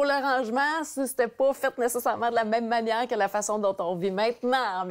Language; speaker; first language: French; native; French